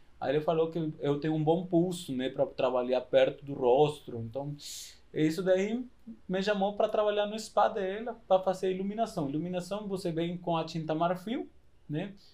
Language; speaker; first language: Portuguese; non-native, fluent; Spanish